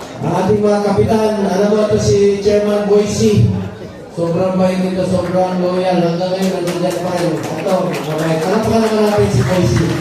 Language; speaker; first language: Filipino; non-native, local second language; Cebuano